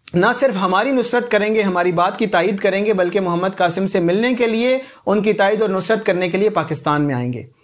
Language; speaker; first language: Urdu; native; Urdu